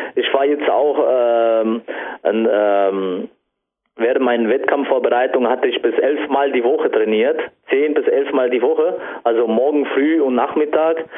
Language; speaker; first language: German; non-native, fluent; Italian